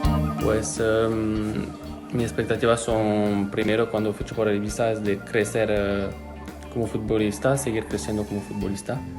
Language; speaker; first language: Spanish; non-native, fluent; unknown